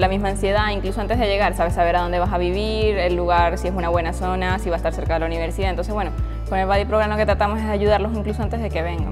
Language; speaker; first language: Spanish; native; Spanish